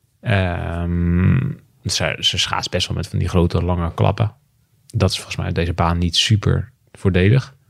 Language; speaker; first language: Dutch; native; Dutch